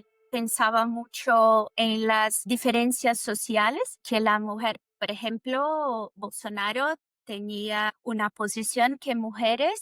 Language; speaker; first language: Spanish; non-native, fluent; Portuguese